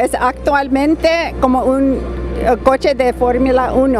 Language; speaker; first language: Spanish; non-native, learner; English